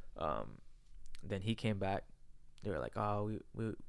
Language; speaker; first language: English; early bilingual, other home language; Filipino